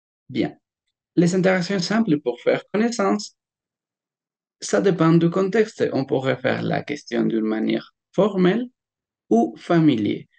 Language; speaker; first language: French; non-native, fluent; Spanish